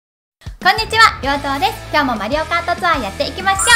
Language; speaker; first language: Japanese; native; Japanese